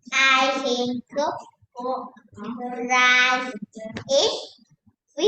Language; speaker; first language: English; non-native, learner; Vietnamese